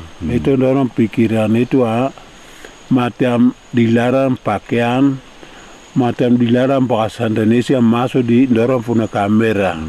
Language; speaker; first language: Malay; non-native, local second language; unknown